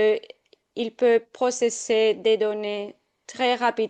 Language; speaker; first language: French; non-native, fluent; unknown